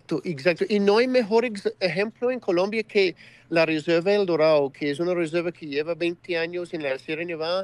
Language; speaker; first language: Spanish; non-native, fluent; English